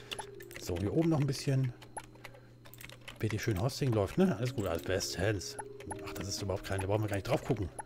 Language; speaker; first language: German; native; German